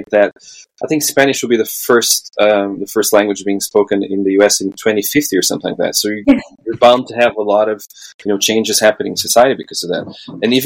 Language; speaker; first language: English; non-native, fluent; Portuguese